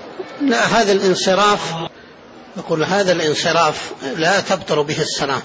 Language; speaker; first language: Arabic; native; Arabic